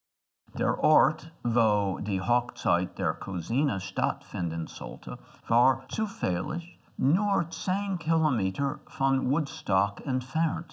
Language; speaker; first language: German; non-native, fluent; English